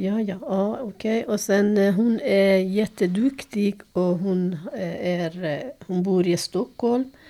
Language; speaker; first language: Swedish; non-native, learner; Persian